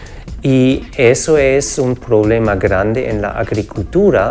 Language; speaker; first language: Spanish; non-native, fluent; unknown